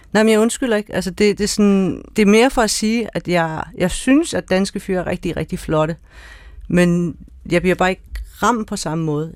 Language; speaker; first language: Danish; early bilingual, other home language; Persian